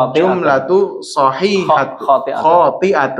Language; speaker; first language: Arabic; non-native, learner; Indonesian